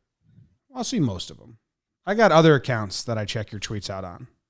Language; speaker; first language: English; native; English